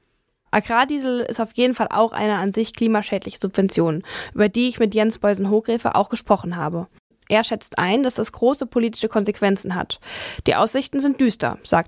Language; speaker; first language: German; native; German